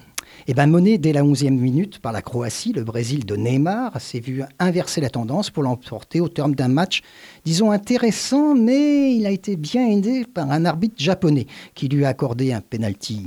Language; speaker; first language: French; native; French